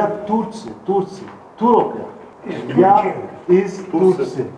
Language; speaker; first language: Russian; non-native, learner; Turkish